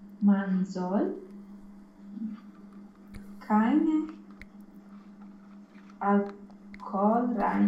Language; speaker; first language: German; non-native, learner; Romanian